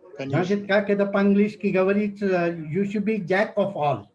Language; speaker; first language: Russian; non-native, fluent; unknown